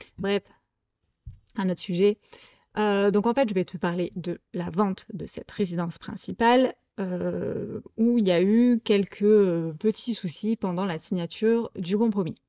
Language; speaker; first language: French; native; French